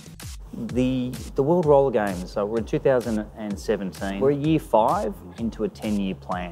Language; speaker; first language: English; native; English